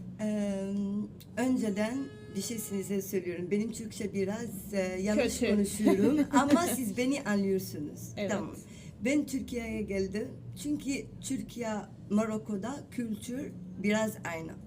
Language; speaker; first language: Turkish; non-native, learner; Arabic